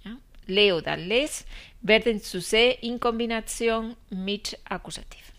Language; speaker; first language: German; non-native, fluent; Spanish